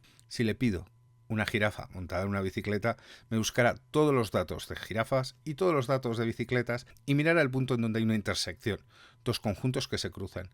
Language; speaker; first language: Spanish; native; Spanish